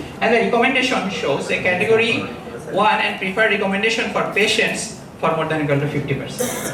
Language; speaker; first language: English; non-native, local second language; Bangla